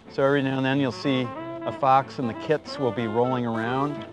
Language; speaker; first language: English; native; English